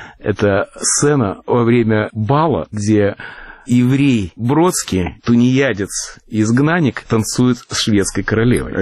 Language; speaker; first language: Russian; native; Russian